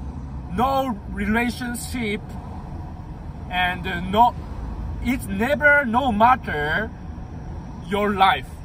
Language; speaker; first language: English; non-native, learner; Japanese